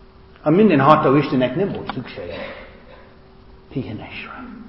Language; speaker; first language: Hungarian; non-native, learner; English